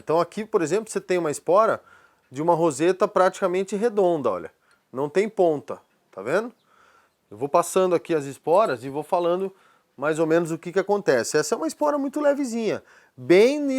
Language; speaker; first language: Portuguese; native; Portuguese